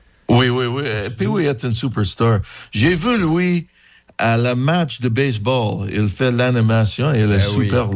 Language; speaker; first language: French; non-native, learner; English